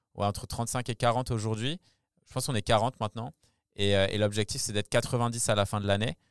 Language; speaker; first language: French; native; French